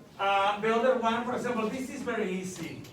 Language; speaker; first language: English; non-native, learner; Spanish